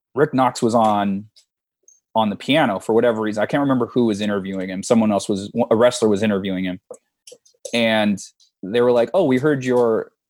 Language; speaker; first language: English; native; English